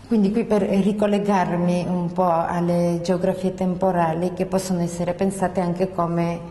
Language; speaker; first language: Italian; non-native, fluent; Georgian